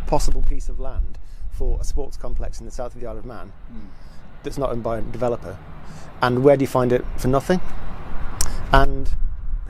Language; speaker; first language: English; native; English